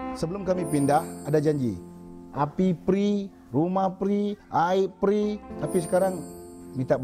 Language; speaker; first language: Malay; non-native, local second language; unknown